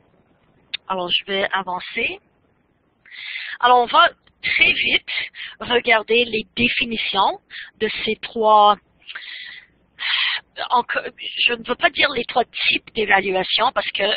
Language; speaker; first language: French; non-native, fluent; English